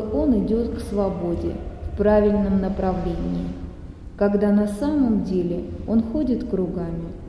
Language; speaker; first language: Russian; native; Russian